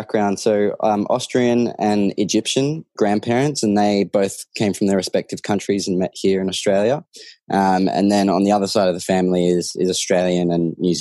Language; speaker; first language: English; native; English